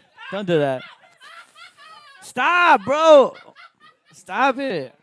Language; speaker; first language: English; early bilingual, other home language; Spanish